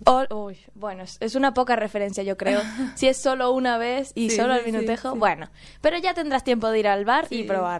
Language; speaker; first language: Spanish; native; Spanish